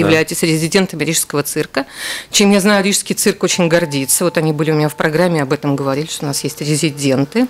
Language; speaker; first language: Russian; native; Russian